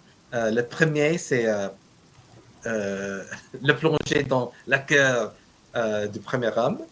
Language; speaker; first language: French; non-native, learner; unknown